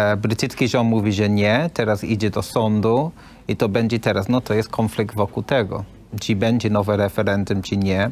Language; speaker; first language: Polish; non-native, learner; English